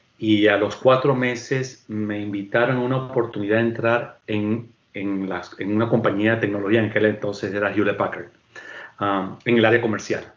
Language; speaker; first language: Spanish; native; Spanish